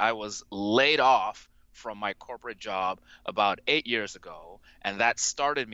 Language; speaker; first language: English; non-native, local second language; Yoruba